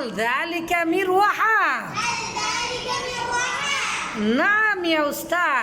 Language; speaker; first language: Arabic; non-native, fluent; Bangla